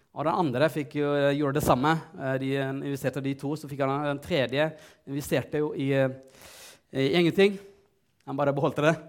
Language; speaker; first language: Norwegian; non-native, fluent; Tigrinya